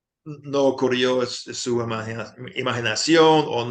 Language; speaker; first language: Spanish; non-native, fluent; English